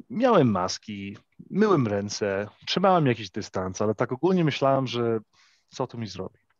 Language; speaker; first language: Polish; early bilingual, heritage; English